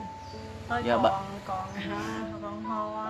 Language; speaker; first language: Vietnamese; non-native, local second language; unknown